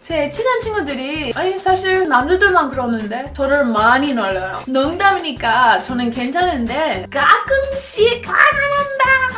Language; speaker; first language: Korean; non-native, fluent; English